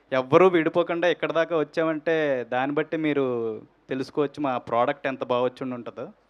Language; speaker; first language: Telugu; native; Telugu